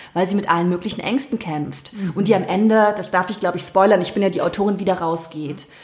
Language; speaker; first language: German; native; German